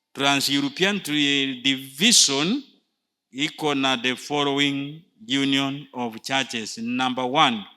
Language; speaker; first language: English; non-native, local second language; Swahili